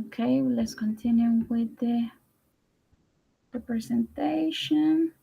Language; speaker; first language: English; non-native, learner; Spanish